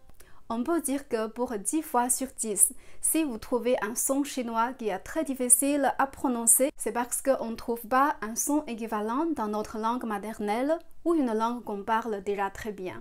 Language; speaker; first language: French; non-native, fluent; Chinese